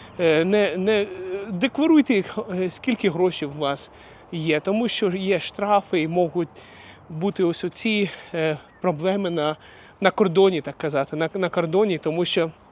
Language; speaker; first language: Ukrainian; non-native, local second language; Russian